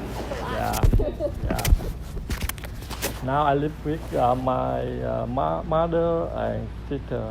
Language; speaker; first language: English; non-native, learner; Vietnamese